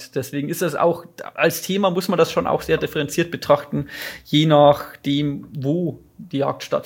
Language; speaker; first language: German; native; German